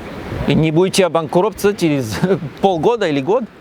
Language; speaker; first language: Russian; non-native, learner; Spanish